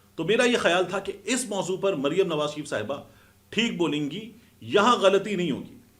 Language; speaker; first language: Urdu; native; Urdu